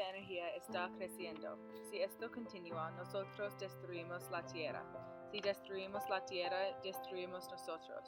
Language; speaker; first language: Spanish; non-native, learner; English